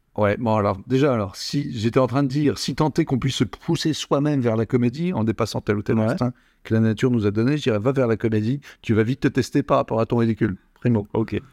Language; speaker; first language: French; native; French